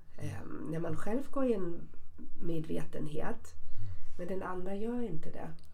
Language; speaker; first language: Swedish; early bilingual, other home language; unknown